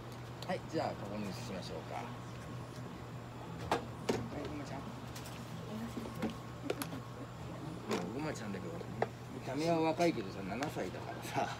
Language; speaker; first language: Japanese; native; Japanese